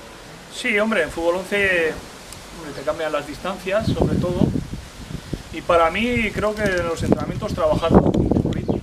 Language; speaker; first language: Spanish; native; Spanish